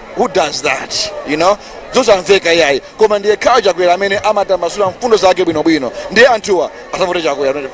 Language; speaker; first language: Nyanja; native; Nyanja